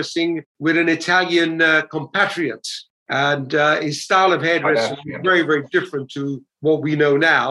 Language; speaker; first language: English; native; English